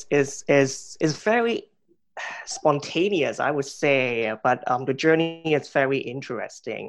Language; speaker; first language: English; non-native, local second language; Cantonese